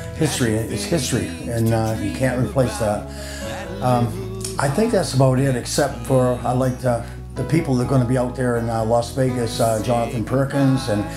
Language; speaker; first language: English; native; English